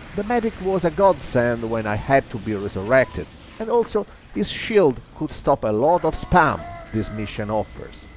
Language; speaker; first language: English; non-native, fluent; Italian